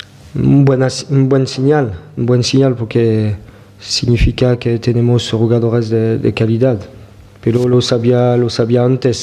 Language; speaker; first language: Spanish; non-native, fluent; French